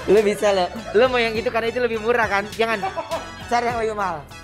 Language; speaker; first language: Indonesian; native; Indonesian